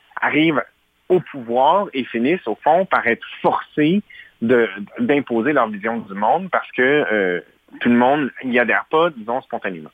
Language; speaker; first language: French; native; French